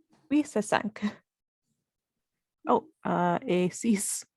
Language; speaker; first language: French; non-native, learner; English